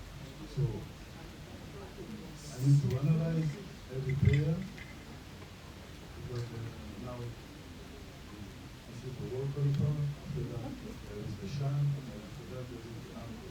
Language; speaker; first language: English; non-native, learner; French